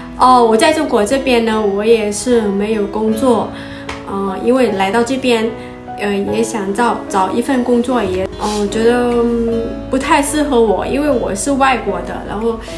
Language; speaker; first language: Chinese; non-native, fluent; Lao